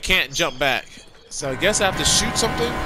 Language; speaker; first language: English; native; English